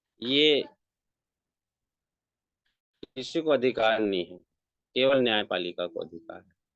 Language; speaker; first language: Hindi; native; Hindi